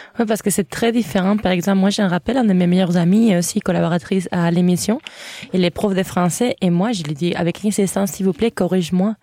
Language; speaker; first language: French; non-native, fluent; Catalan